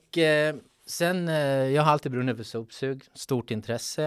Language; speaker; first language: Swedish; native; Swedish